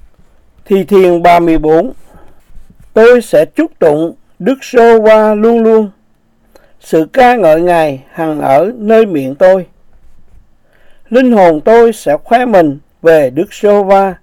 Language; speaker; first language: Vietnamese; native; Vietnamese